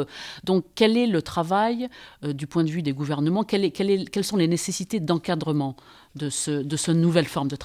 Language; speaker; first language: French; native; French